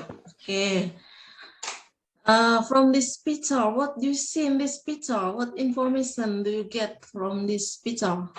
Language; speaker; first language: English; non-native, learner; Indonesian